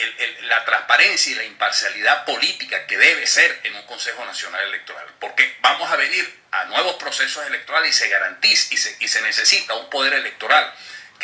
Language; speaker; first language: Spanish; native; Spanish